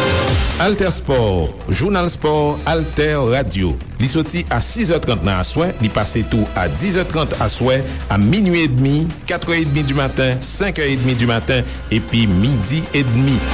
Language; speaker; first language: French; non-native, local second language; Haitian Creole